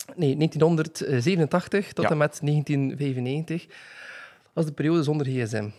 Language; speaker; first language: Dutch; native; Dutch